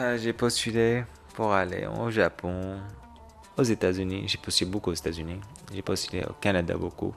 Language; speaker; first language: French; non-native, fluent; Arabic